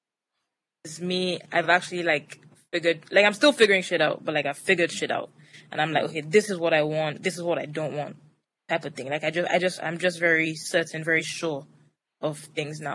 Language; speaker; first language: English; non-native, local second language; Yoruba